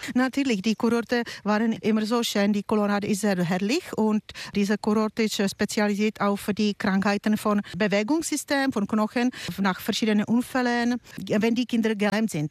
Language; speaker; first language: German; non-native, fluent; Czech